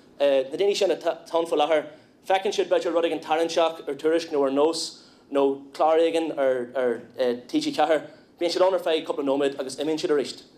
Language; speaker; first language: Irish; non-native, local second language; English